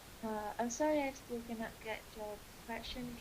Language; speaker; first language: English; non-native, learner; Vietnamese